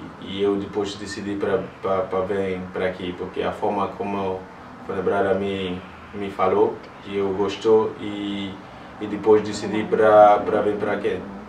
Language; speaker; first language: Portuguese; non-native, learner; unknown